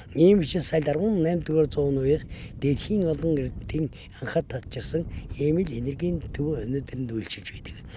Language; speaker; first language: Mongolian; native; Mongolian